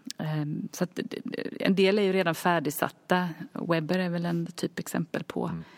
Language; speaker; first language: Swedish; early bilingual, other home language; Finnish